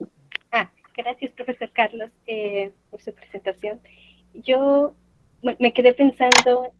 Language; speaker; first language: Spanish; non-native, fluent; Portuguese